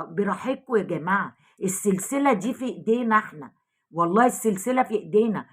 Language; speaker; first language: Arabic; native; Arabic